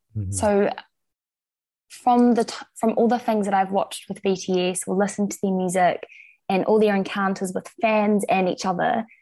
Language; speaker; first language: English; native; English